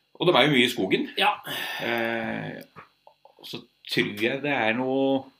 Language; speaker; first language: Norwegian; native; Norwegian